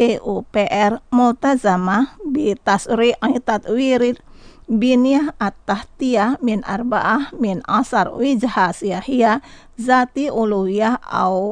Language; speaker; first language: Arabic; non-native, fluent; Indonesian